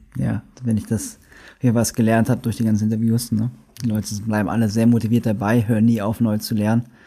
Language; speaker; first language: German; native; German